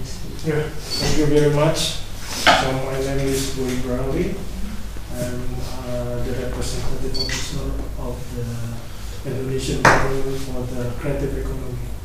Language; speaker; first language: English; non-native, fluent; Indonesian